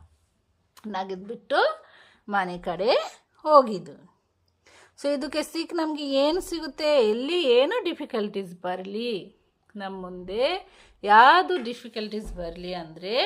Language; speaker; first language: Kannada; non-native, local second language; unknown